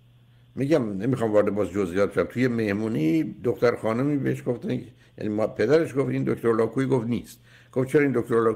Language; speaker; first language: Persian; native; Persian